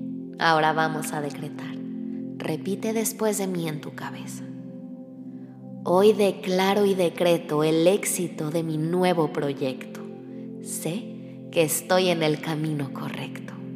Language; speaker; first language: Spanish; native; Spanish